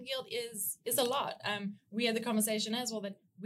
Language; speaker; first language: English; native; English